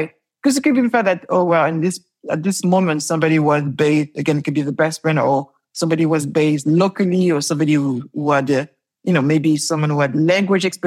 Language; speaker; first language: English; non-native, fluent; French